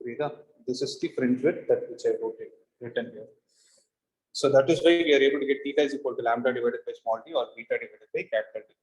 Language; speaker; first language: English; non-native, local second language; Tamil